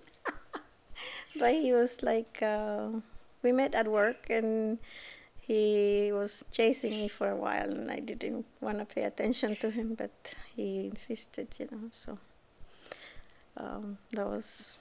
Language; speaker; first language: English; non-native, fluent; Spanish